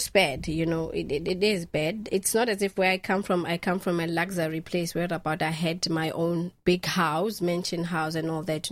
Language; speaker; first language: English; non-native, local second language; Southern Sotho